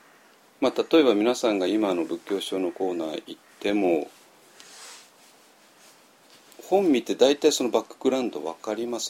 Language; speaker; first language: Japanese; native; Japanese